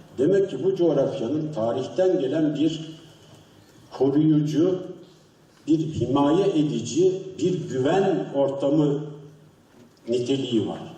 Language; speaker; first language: Turkish; native; Turkish